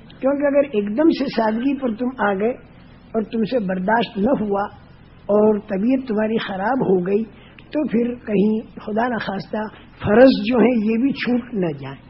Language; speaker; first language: Urdu; non-native, local second language; Gujarati